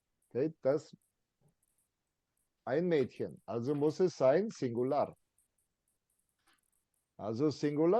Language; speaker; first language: German; non-native, fluent; English